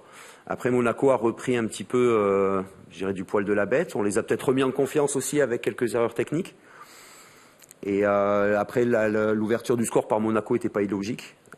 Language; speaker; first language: French; native; French